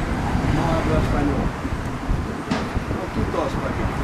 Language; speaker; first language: Spanish; non-native, learner; English